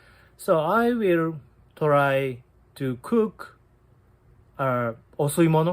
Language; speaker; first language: English; non-native, learner; Japanese